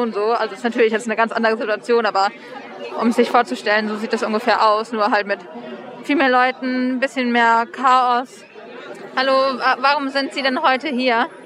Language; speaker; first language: German; native; German